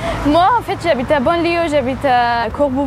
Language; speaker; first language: French; non-native, fluent; Persian